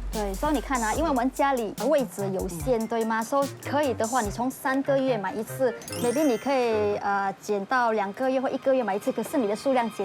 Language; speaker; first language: Chinese; native; Chinese